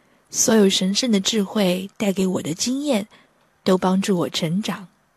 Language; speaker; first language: Chinese; native; Chinese